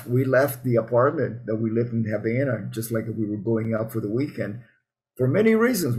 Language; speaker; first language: English; early bilingual, other home language; Spanish